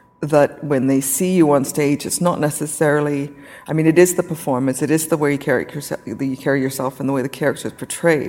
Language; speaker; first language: English; native; English